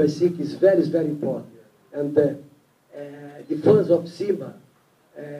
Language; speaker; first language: English; non-native, learner; Portuguese